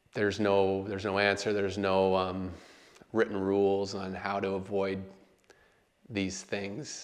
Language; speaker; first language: English; native; English